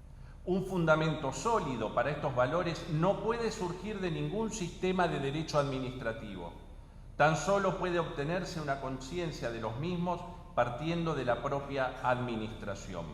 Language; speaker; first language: Spanish; native; Spanish